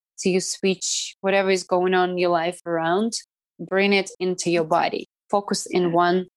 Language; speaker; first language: English; non-native, fluent; Russian